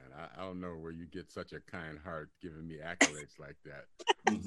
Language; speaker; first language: English; native; English